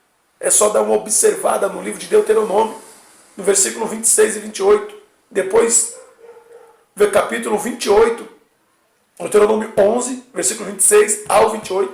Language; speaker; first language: Portuguese; native; Portuguese